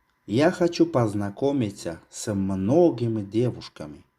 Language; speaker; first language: Russian; non-native, local second language; Tajik